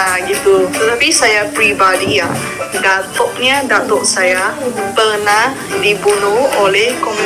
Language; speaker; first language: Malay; non-native, local second language; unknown